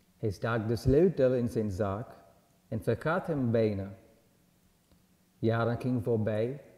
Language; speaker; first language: Dutch; non-native, learner; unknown